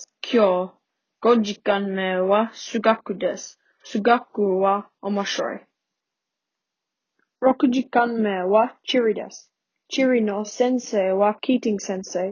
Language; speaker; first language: Japanese; non-native, learner; English